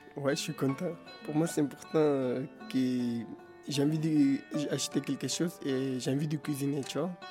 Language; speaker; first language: French; non-native, learner; Pashto